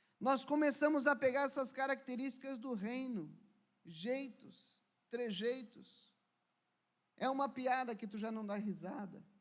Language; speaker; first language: Portuguese; native; Portuguese